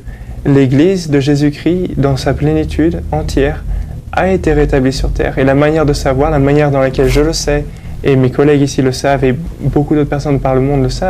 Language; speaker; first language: French; native; French